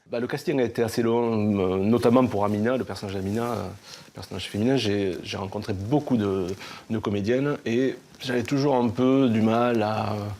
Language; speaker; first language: French; native; French